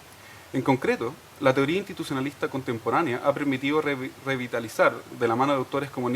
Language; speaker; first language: Spanish; native; Spanish